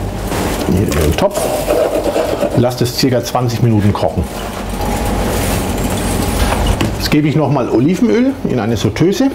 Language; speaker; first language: German; native; German